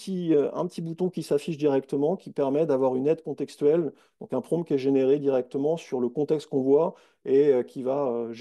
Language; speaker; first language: French; native; French